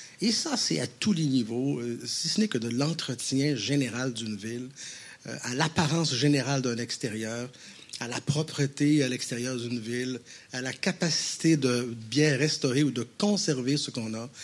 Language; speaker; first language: French; native; French